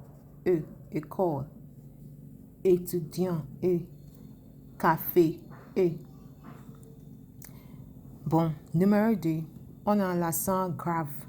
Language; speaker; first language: French; non-native, fluent; English